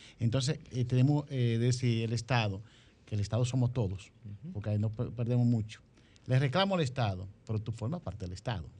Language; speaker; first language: Spanish; native; Spanish